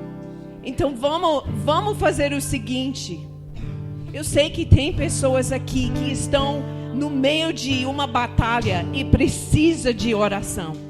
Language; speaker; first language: Portuguese; non-native, fluent; English